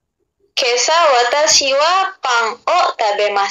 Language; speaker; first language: Japanese; non-native, learner; Indonesian